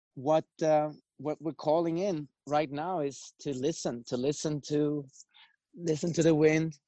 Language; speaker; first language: English; non-native, fluent; Swedish